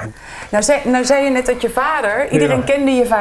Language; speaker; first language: Dutch; native; Dutch